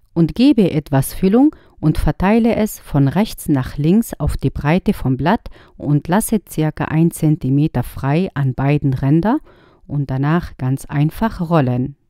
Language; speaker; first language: German; non-native, fluent; Arabic